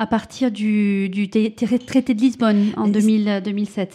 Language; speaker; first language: French; native; French